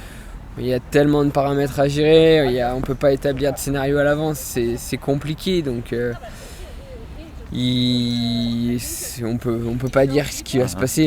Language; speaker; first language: French; native; French